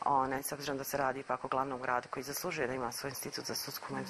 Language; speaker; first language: Croatian; native; Croatian